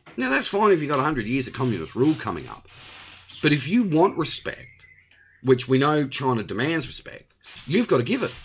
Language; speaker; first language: English; native; English